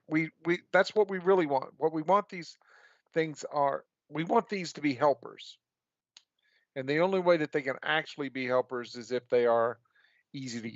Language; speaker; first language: English; native; English